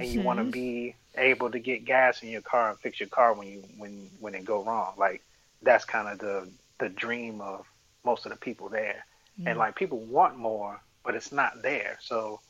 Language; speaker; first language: English; native; English